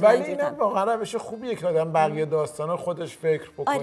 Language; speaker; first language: Persian; native; Persian